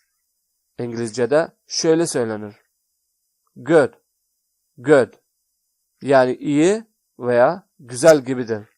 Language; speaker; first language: Turkish; non-native, fluent; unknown